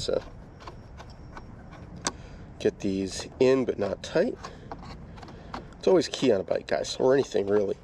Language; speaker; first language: English; native; English